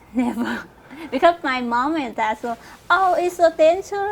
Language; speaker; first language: English; non-native, learner; Vietnamese